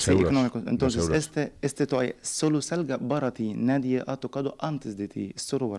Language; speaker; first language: Spanish; non-native, learner; Arabic